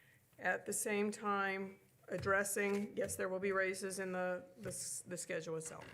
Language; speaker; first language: English; native; English